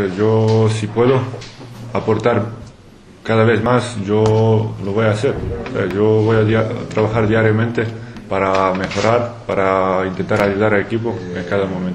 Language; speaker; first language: Spanish; non-native, fluent; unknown